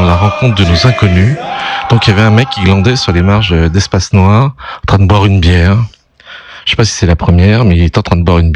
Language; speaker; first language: French; native; French